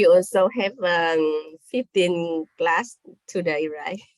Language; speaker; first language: English; non-native, learner; Vietnamese